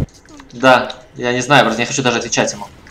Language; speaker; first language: Russian; native; Russian